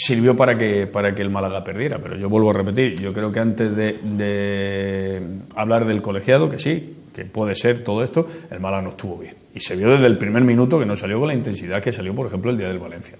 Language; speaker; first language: Spanish; native; Spanish